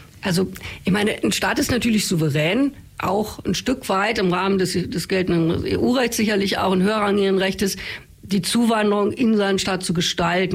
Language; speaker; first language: German; native; German